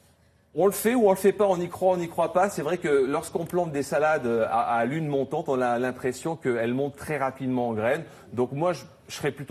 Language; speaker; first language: French; native; French